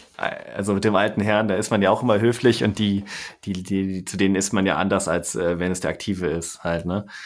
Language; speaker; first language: German; native; German